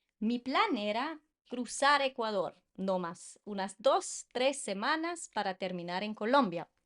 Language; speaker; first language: Spanish; non-native, fluent; German